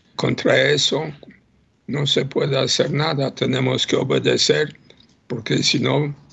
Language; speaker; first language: Spanish; non-native, fluent; Polish